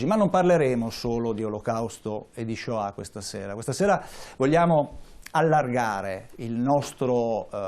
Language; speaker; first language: Italian; native; Italian